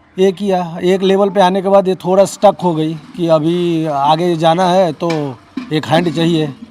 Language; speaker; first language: Hindi; native; Hindi